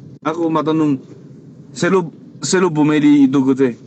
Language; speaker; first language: Filipino; non-native, learner; Chinese